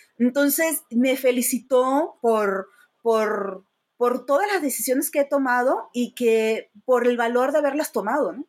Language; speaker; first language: Spanish; native; Spanish